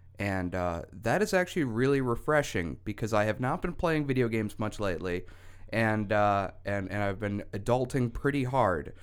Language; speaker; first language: English; native; English